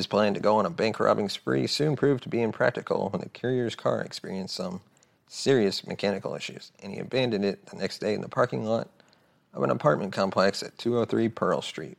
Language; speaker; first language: English; native; English